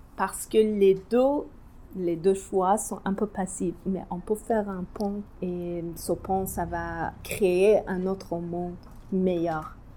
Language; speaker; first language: French; non-native, learner; Persian